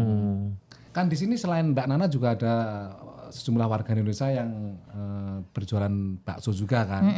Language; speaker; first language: Indonesian; native; Indonesian